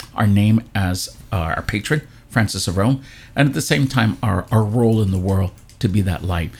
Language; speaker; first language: English; native; English